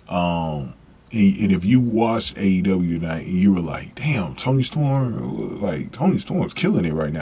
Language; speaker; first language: English; native; English